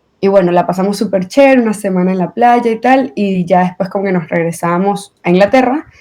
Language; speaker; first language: Spanish; native; Spanish